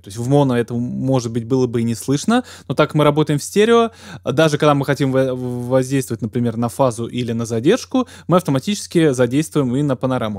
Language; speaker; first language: Russian; native; Russian